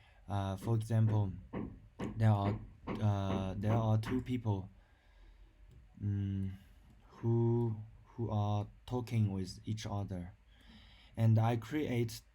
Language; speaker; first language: English; non-native, learner; Chinese